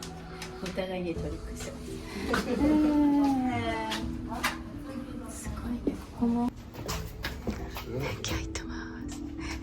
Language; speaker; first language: Japanese; native; Japanese